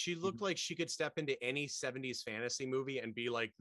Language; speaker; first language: English; native; English